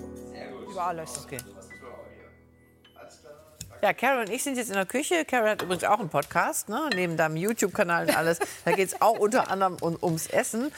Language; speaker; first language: German; native; German